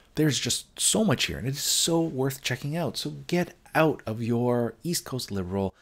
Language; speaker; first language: English; native; English